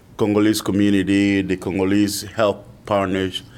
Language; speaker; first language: English; non-native, fluent; French